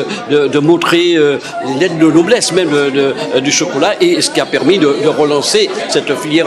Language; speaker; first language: French; native; French